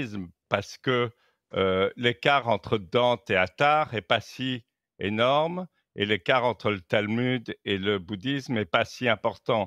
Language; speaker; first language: French; native; French